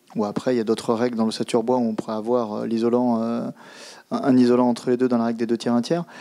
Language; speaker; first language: French; native; French